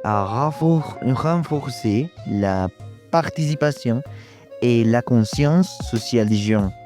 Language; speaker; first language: French; non-native, learner; Spanish